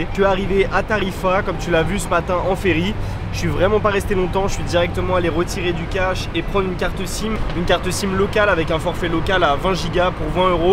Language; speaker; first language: French; native; French